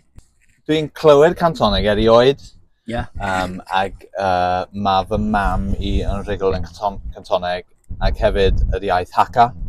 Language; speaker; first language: Welsh; non-native, local second language; English